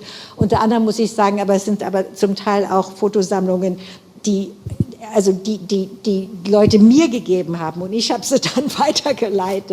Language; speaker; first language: German; non-native, fluent; English